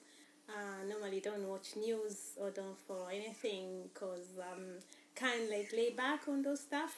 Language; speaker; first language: English; non-native, local second language; Swahili